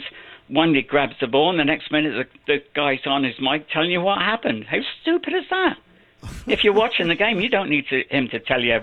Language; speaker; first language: English; native; English